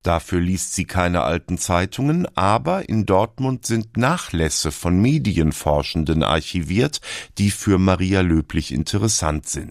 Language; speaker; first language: German; native; German